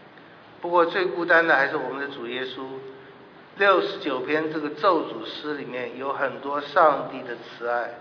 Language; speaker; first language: Chinese; native; Chinese